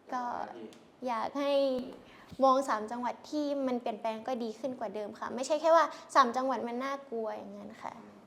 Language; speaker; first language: Thai; native; Thai